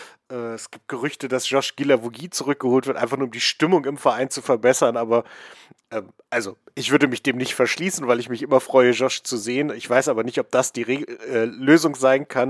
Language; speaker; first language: German; native; German